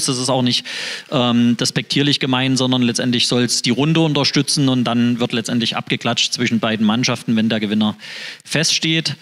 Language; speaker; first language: German; native; German